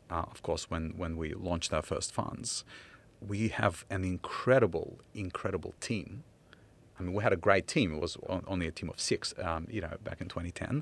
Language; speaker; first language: English; non-native, fluent; Ukrainian